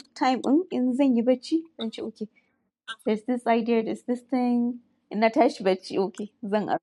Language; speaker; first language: English; non-native, local second language; Hausa